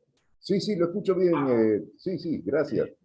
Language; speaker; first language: Spanish; native; Spanish